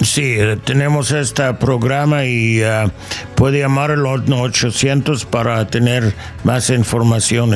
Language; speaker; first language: Spanish; non-native, learner; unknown